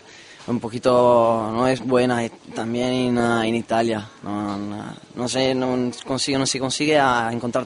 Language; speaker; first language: Spanish; non-native, learner; Italian